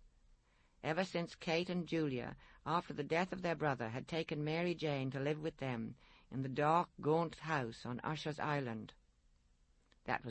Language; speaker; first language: English; native; English